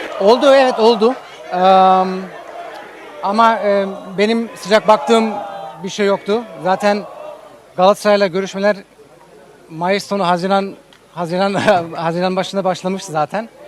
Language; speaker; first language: Turkish; early bilingual, heritage; Turkish